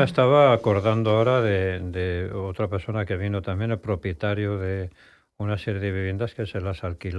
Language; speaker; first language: Spanish; native; Spanish